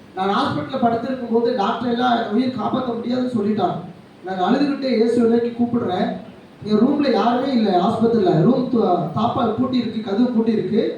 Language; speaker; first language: Tamil; native; Tamil